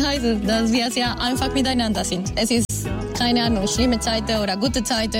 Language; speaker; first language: German; non-native, learner; Spanish